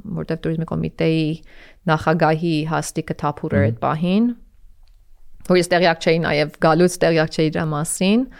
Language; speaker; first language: Armenian; early bilingual, heritage; Armenian